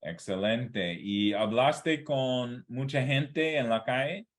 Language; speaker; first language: Spanish; non-native, fluent; English